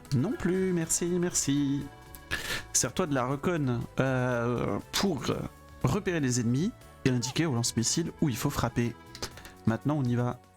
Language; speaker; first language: French; native; French